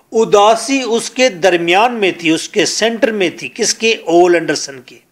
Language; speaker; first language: Urdu; non-native, local second language; Punjabi